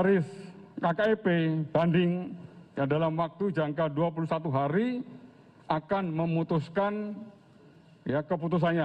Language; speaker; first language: Indonesian; native; Indonesian